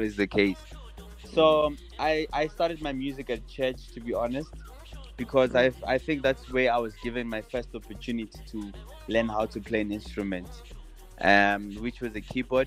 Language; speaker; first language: English; non-native, local second language; Zulu